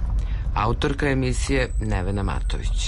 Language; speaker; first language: Serbian; native; Serbian